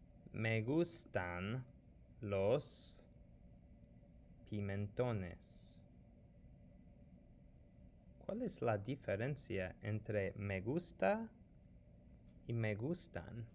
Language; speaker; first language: Spanish; non-native, fluent; English